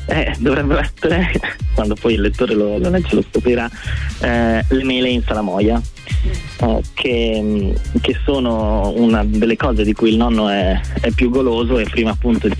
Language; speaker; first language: Italian; native; Italian